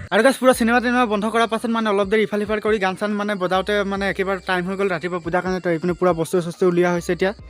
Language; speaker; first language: Assamese; non-native, local second language; Bhojpuri